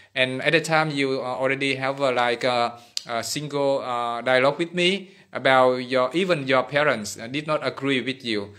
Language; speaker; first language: English; non-native, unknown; Vietnamese